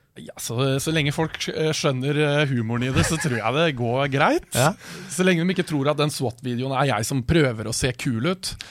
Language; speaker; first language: Norwegian; native; Norwegian